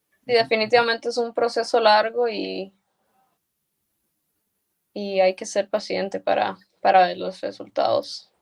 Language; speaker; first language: Spanish; early bilingual, heritage; Spanish